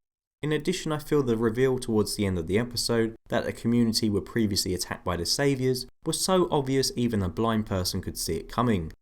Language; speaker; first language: English; native; English